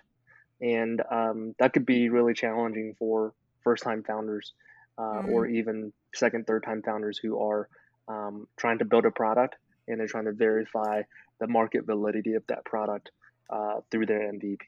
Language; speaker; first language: English; native; English